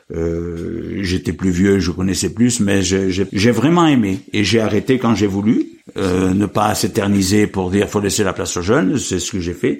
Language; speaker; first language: French; native; French